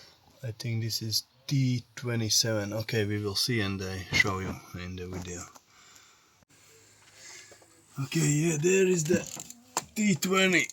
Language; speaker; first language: English; non-native, learner; Latvian